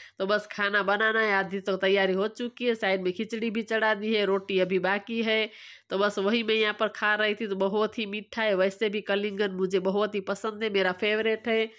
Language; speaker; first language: Hindi; non-native, local second language; Gujarati